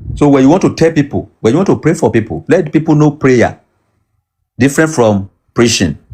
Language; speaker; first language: English; non-native, local second language; Yoruba